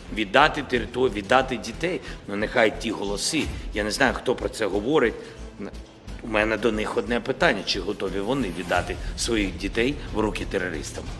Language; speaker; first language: Ukrainian; non-native, local second language; Russian